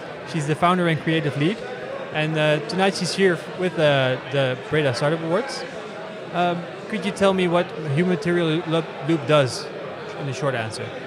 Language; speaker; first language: English; non-native, fluent; Dutch